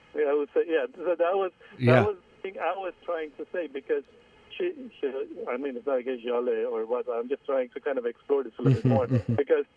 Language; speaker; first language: English; non-native, fluent; Armenian